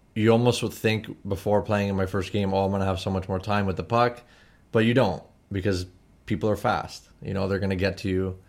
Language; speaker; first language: English; native; English